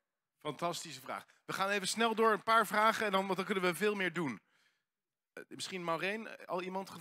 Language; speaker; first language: Dutch; native; Dutch